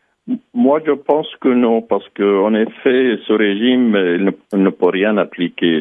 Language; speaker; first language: French; non-native, fluent; Arabic